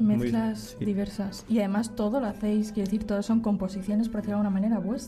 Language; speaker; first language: Spanish; native; Spanish